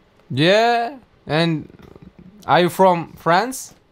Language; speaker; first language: English; non-native, learner; Tatar